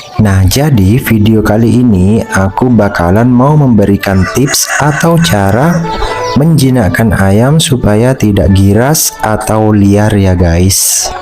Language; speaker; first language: Indonesian; non-native, local second language; Madurese